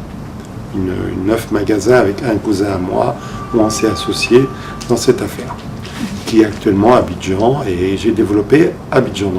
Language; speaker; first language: French; non-native, local second language; Arabic